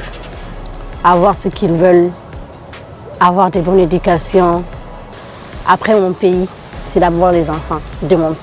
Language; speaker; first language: French; non-native, local second language; Fula